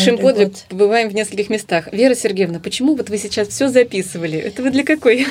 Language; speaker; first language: Russian; native; Russian